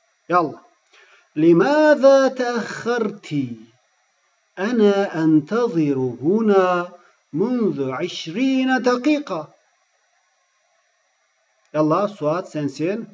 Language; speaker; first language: Arabic; non-native, fluent; Turkish